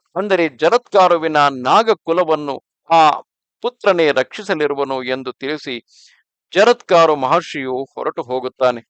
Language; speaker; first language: Kannada; native; Kannada